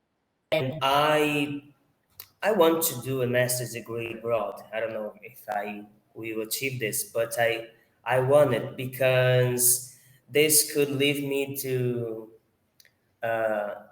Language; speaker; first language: English; non-native, fluent; Portuguese